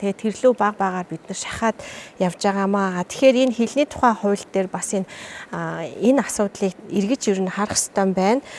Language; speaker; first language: Mongolian; native; Mongolian